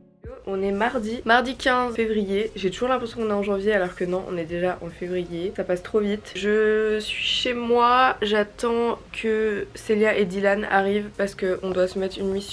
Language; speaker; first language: French; native; French